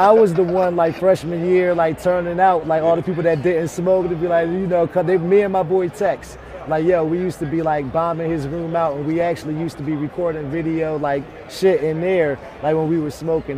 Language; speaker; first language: English; native; English